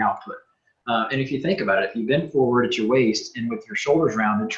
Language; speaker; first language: English; native; English